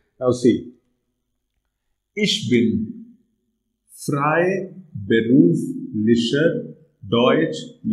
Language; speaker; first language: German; non-native, learner; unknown